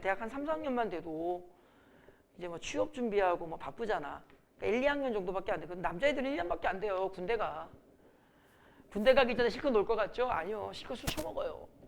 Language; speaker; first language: Korean; native; Korean